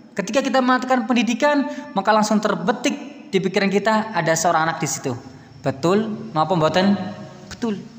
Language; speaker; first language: Indonesian; native; Indonesian